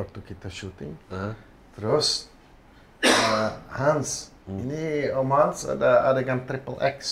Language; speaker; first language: Indonesian; non-native, fluent; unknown